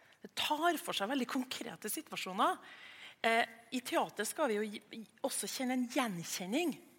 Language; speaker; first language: Norwegian; native; Norwegian